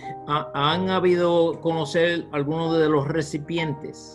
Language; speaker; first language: Spanish; early bilingual, heritage; Spanish